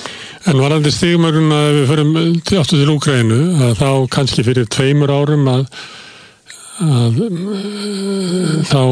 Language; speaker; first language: Icelandic; native; Icelandic